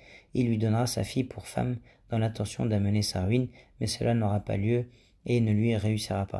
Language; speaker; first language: French; native; French